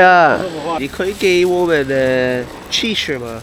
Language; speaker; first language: Chinese; non-native, learner; English